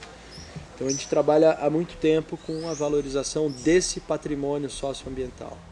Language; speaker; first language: Portuguese; native; Portuguese